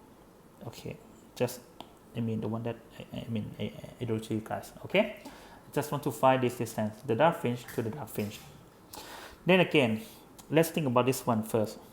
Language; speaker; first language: English; non-native, fluent; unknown